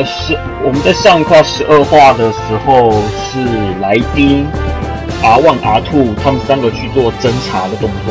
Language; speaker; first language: Chinese; native; Chinese